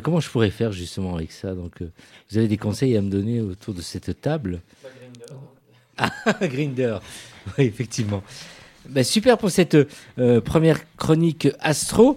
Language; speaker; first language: French; native; French